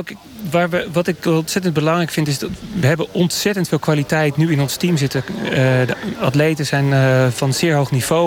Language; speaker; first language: Dutch; native; Dutch